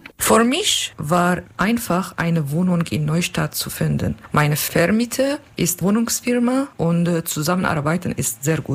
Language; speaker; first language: German; non-native, learner; Kurdish